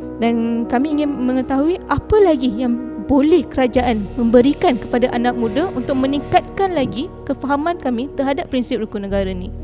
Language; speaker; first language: Malay; native; Malay